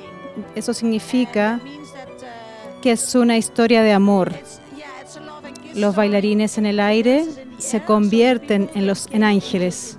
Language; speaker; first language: Spanish; non-native, fluent; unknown